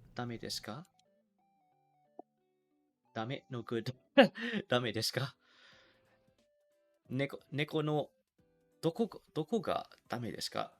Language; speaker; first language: Japanese; non-native, learner; English